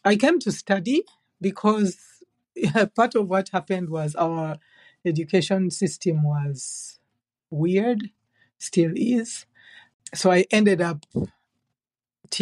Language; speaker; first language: English; non-native, local second language; Ganda